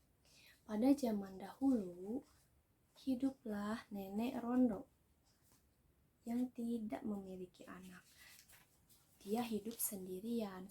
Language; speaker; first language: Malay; non-native, local second language; Sundanese